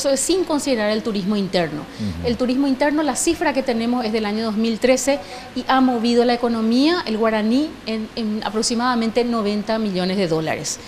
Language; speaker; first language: Spanish; native; Spanish